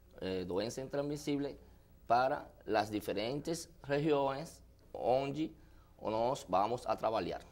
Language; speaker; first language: Portuguese; non-native, learner; Spanish